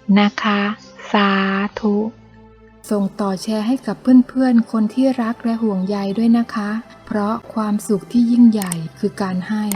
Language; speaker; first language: Thai; native; Thai